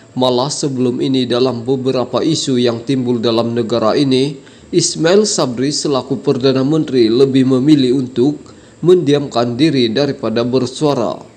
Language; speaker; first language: Malay; native; Malay